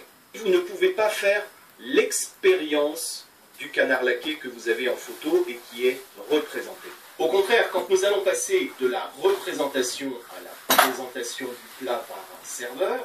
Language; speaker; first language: French; native; French